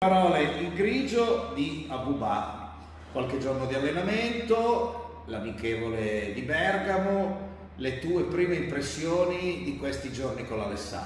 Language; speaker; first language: Italian; native; Italian